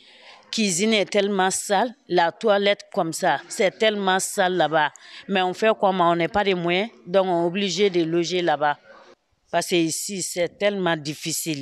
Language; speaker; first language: French; non-native, learner; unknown